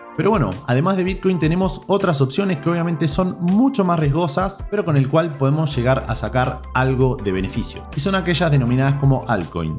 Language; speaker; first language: Spanish; native; Spanish